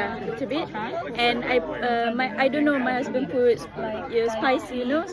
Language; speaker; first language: English; non-native, learner; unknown